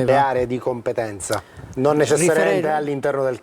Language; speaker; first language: Italian; native; Italian